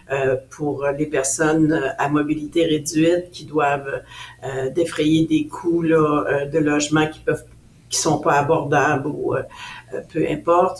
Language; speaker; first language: French; native; French